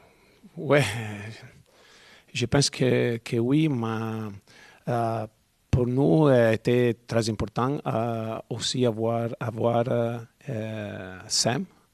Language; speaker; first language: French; non-native, learner; Italian